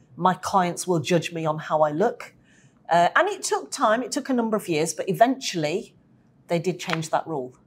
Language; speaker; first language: English; native; English